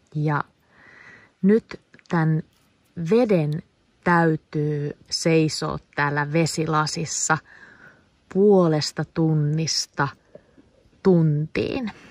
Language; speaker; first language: Finnish; native; Finnish